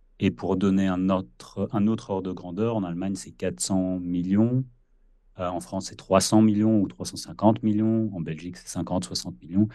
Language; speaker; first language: French; native; French